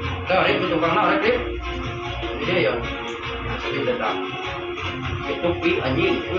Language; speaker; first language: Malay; non-native, local second language; Sundanese